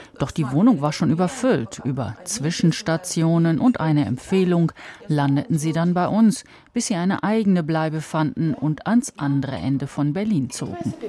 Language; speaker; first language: German; native; German